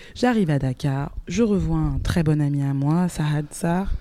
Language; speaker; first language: French; native; French